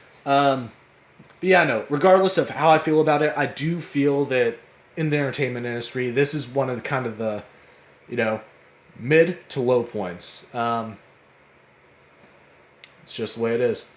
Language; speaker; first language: English; native; English